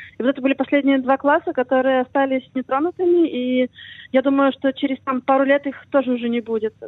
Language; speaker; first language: Russian; native; Russian